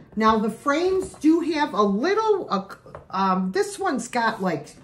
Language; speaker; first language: English; native; English